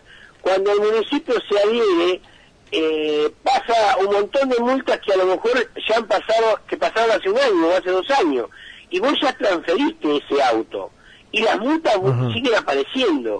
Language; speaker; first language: Spanish; native; Spanish